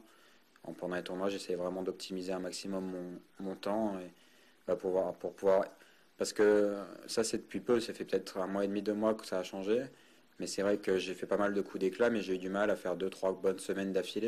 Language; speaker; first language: French; native; French